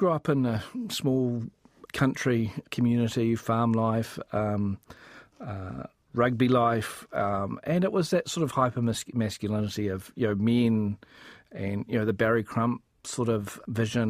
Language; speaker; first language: English; native; English